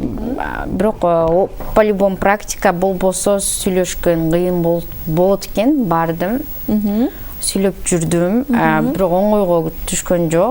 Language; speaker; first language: Kyrgyz; early bilingual, heritage; Kyrgyz